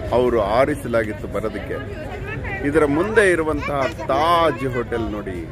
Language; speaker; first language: Kannada; native; Kannada